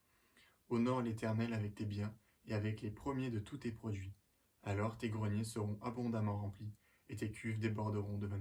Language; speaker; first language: French; native; French